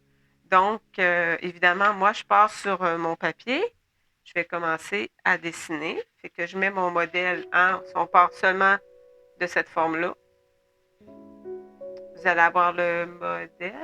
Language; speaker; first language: French; native; French